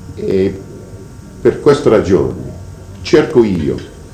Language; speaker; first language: Italian; non-native, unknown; English